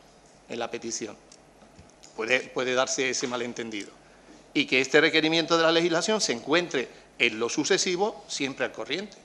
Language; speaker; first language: Spanish; native; Spanish